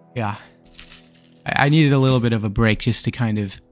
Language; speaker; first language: English; native; English